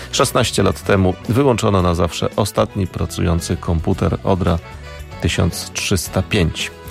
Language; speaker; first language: Polish; native; Polish